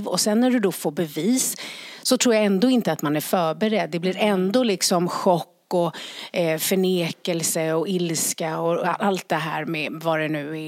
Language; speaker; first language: Swedish; native; Swedish